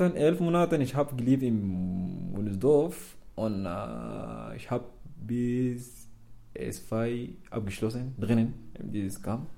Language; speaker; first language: German; non-native, learner; Arabic